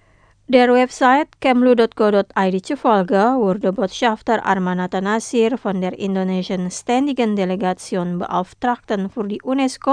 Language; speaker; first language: German; non-native, fluent; Indonesian